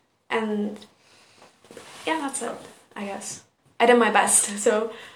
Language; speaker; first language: English; non-native, fluent; Turkish